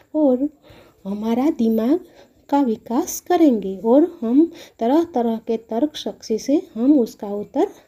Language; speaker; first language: Hindi; non-native, local second language; Gujarati